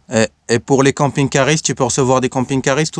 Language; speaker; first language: French; native; French